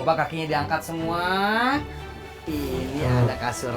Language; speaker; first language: Indonesian; native; Indonesian